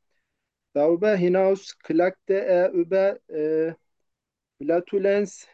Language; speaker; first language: German; non-native, learner; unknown